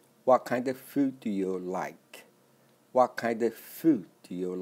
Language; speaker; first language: English; non-native, fluent; Chinese